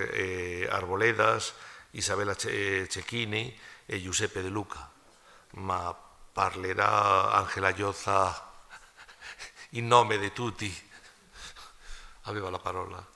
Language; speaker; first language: Italian; non-native, learner; Spanish